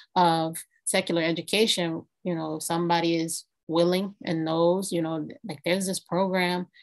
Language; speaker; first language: English; native; English